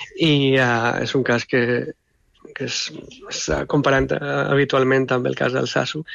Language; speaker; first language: Catalan; native; Catalan